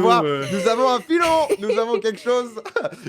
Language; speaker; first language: French; native; French